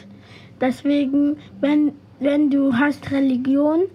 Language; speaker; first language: German; non-native, learner; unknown